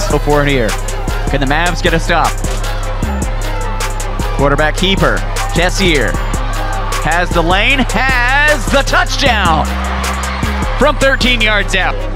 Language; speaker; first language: English; native; English